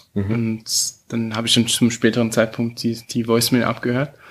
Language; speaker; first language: German; early bilingual, heritage; German